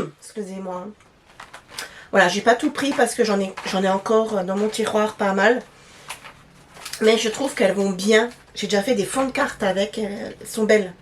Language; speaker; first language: French; native; French